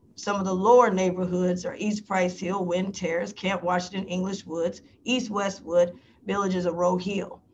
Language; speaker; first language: English; native; English